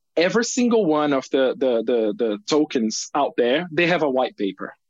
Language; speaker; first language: English; non-native, fluent; Portuguese